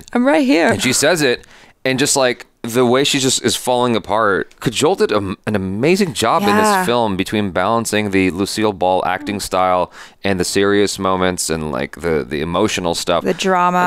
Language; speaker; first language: English; native; English